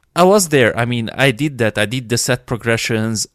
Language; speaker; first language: English; non-native, fluent; Romanian